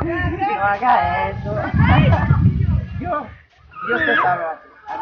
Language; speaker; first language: Spanish; non-native, learner; Haitian Creole